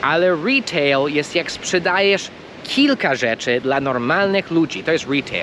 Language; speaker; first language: Polish; early bilingual, heritage; Polish